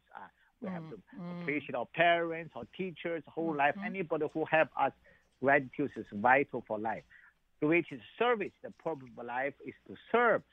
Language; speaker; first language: English; non-native, learner; Chinese